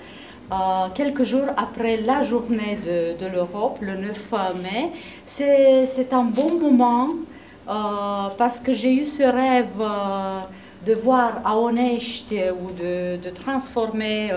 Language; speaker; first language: French; non-native, fluent; Italian